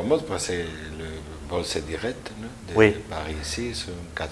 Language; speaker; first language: French; non-native, learner; Spanish